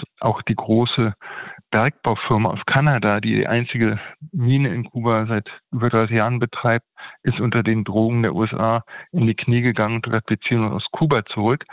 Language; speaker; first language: German; native; German